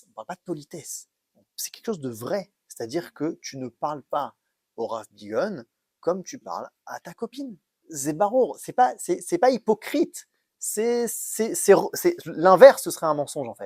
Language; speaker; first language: French; native; French